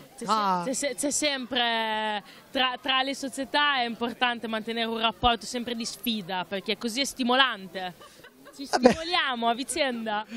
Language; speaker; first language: Italian; native; Italian